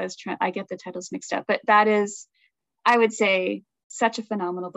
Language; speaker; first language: English; native; English